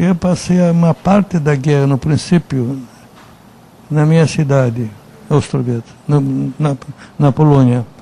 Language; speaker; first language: Portuguese; non-native, fluent; Polish